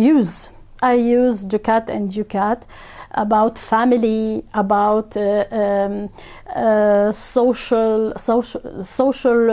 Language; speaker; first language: English; non-native, fluent; Arabic